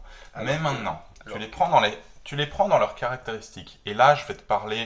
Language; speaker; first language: French; native; French